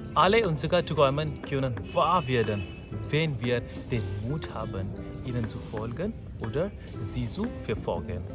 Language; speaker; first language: German; non-native, fluent; Hindi